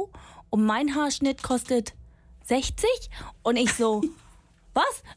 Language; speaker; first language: German; non-native, fluent; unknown